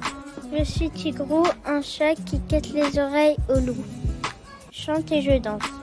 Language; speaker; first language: French; early bilingual, other home language; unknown